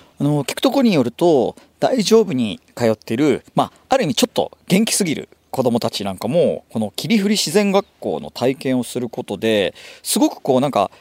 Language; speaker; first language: Japanese; native; Japanese